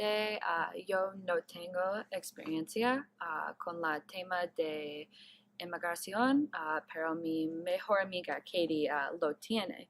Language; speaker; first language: Spanish; non-native, learner; English